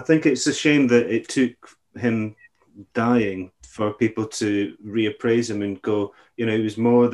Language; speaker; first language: English; native; English